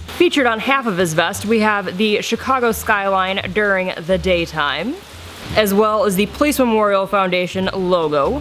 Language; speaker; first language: English; native; English